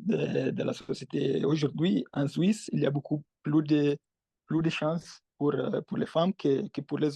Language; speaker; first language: French; non-native, fluent; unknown